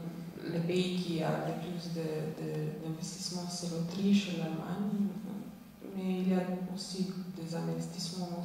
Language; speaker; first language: French; non-native, fluent; Slovenian